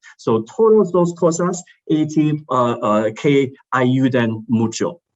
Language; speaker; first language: Spanish; non-native, learner; English